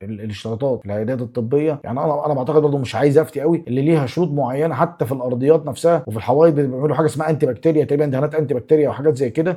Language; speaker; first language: Arabic; native; Arabic